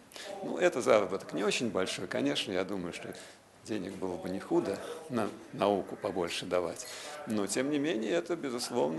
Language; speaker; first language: Russian; native; Russian